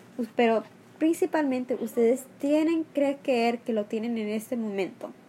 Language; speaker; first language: Spanish; early bilingual, heritage; Spanish